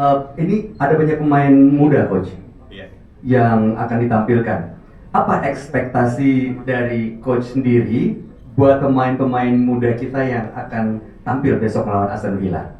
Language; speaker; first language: Indonesian; native; Indonesian